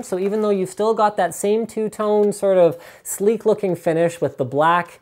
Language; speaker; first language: English; native; English